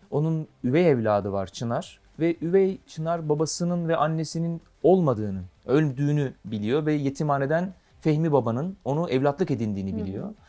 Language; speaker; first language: Turkish; native; Turkish